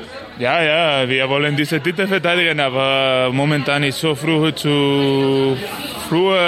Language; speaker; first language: German; non-native, learner; Spanish